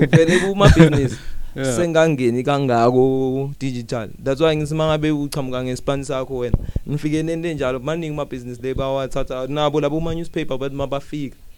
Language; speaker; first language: Zulu; non-native, local second language; Swati